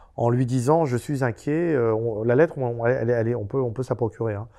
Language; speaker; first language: French; native; French